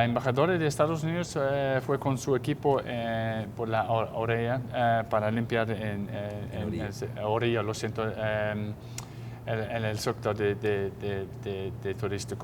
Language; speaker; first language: Spanish; non-native, fluent; English